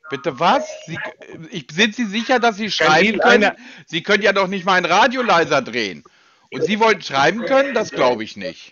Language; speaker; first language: German; native; German